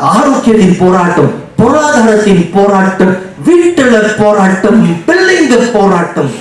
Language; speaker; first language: Tamil; native; Tamil